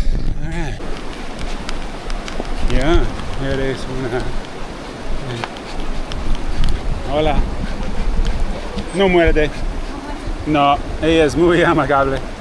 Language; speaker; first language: Spanish; non-native, learner; English